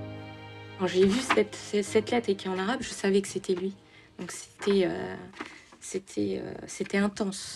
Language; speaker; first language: French; native; French